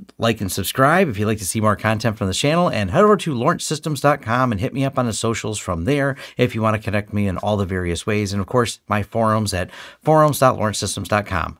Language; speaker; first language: English; native; English